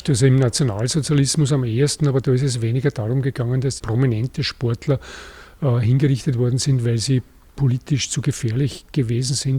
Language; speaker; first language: German; native; German